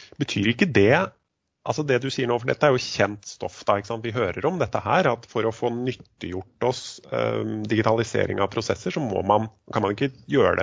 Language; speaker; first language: Norwegian; native; Norwegian